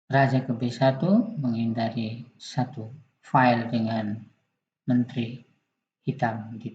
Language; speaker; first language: Indonesian; native; Indonesian